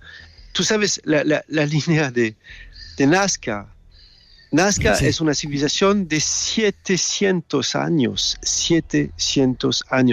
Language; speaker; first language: Spanish; non-native, learner; French